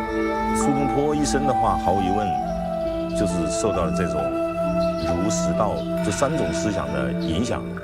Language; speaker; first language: Chinese; native; Chinese